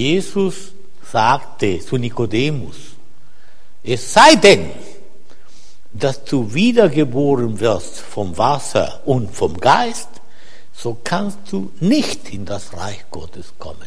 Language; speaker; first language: German; non-native, fluent; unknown